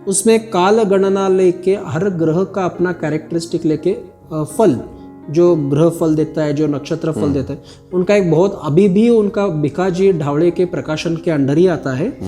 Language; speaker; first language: Hindi; non-native, local second language; Marathi